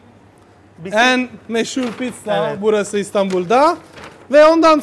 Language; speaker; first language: Turkish; non-native, learner; Italian